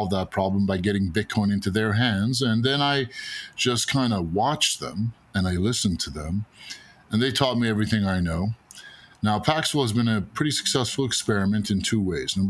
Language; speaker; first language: English; native; English